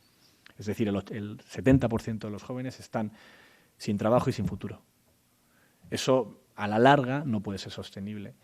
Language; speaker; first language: Spanish; native; Spanish